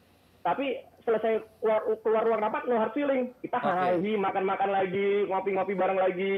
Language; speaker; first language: Indonesian; native; Indonesian